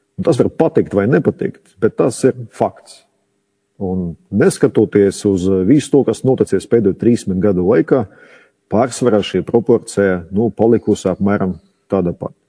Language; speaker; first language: Latvian; non-native, local second language; Russian